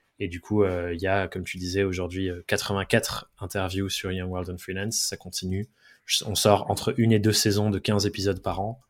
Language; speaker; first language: French; early bilingual, other home language; English